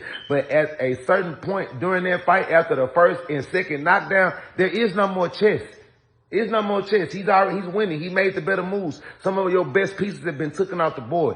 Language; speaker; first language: English; native; English